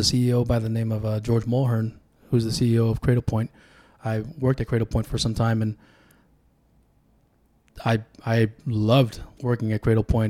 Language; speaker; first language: English; early bilingual, other home language; Tongan